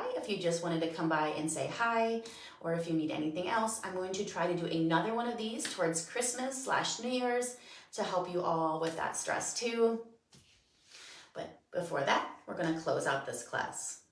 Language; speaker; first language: English; native; English